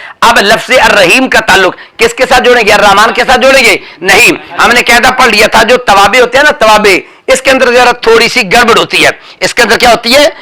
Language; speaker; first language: Urdu; non-native, local second language; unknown